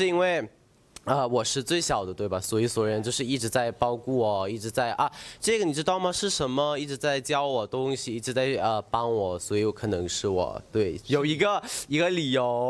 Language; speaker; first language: Chinese; non-native, learner; Thai